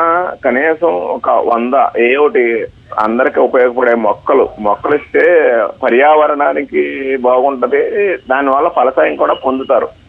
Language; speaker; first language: Telugu; native; Telugu